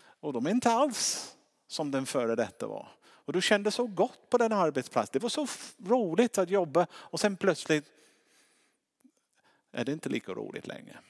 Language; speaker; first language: Swedish; non-native, fluent; English